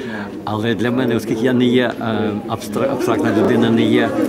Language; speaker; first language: Ukrainian; early bilingual, heritage; Ukrainian